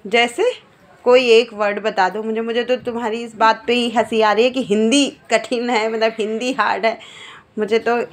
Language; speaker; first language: Hindi; native; Hindi